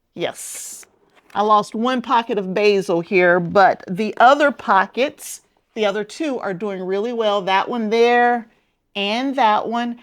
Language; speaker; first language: English; native; English